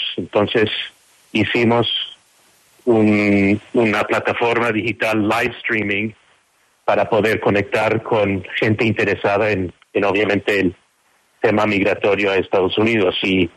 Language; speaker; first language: Spanish; non-native, fluent; English